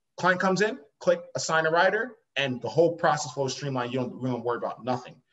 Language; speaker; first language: English; native; English